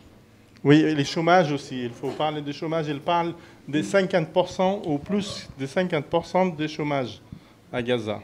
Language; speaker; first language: French; non-native, fluent; Arabic